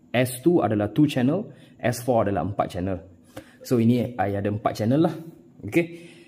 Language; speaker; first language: Malay; non-native, local second language; Tamil